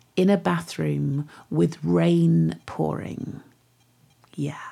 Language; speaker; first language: English; native; English